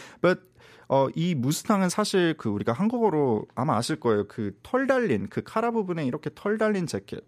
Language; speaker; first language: Korean; native; Korean